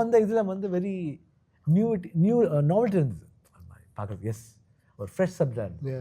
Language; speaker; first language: Tamil; non-native, local second language; Kannada